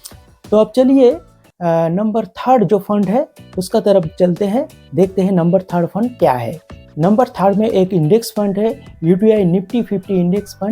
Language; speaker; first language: Hindi; non-native, local second language; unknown